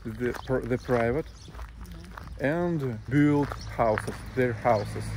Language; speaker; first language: English; non-native, learner; Russian